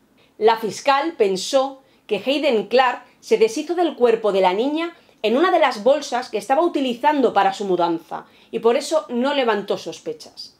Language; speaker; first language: Spanish; native; Spanish